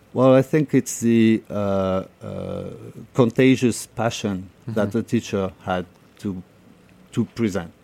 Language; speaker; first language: English; non-native, fluent; French